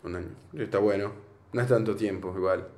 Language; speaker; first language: Spanish; native; Spanish